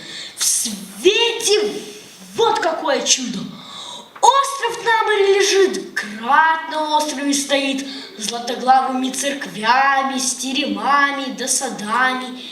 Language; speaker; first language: Russian; early bilingual, heritage; Russian